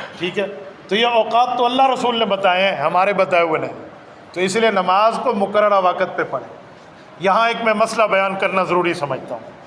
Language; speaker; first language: Urdu; non-native, local second language; Saraiki